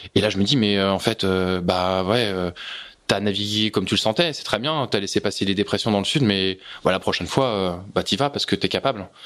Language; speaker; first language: French; native; French